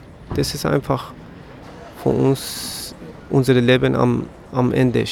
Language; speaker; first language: German; non-native, learner; Persian